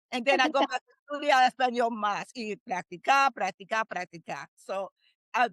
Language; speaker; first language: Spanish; non-native, learner; English